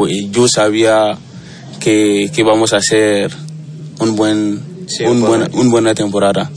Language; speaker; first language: Spanish; non-native, learner; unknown